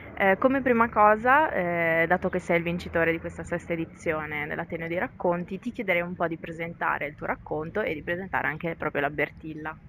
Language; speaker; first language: Italian; native; Italian